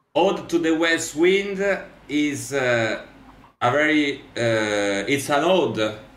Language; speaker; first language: English; non-native, learner; Italian